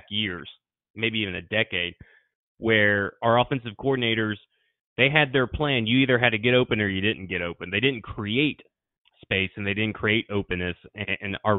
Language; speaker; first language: English; native; English